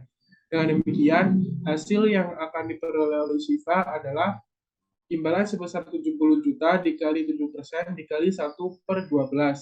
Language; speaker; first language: Indonesian; native; Indonesian